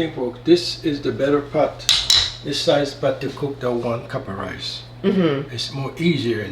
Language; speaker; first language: English; native; English